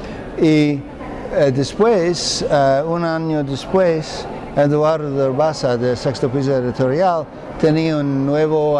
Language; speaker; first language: Spanish; non-native, fluent; English